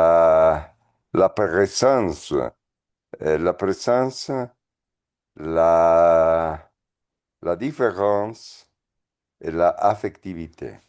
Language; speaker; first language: French; non-native, fluent; Spanish